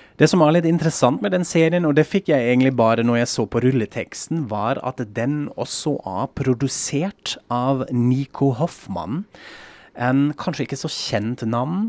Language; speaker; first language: Norwegian; non-native, fluent; German